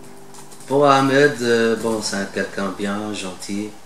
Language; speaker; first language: French; non-native, learner; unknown